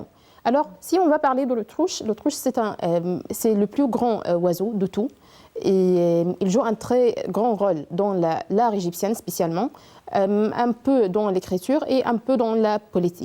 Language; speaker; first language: French; non-native, learner; Arabic